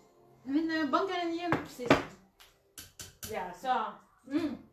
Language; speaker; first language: Swedish; non-native, learner; Cebuano